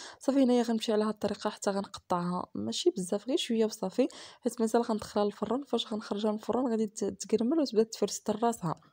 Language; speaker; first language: Arabic; native; Arabic